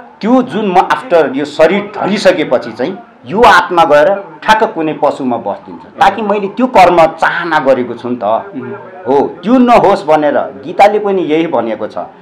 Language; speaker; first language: Nepali; native; Nepali